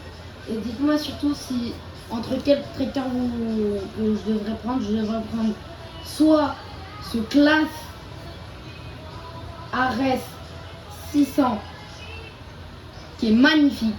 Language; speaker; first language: French; native; French